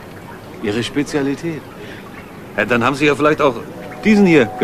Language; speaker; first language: German; native; German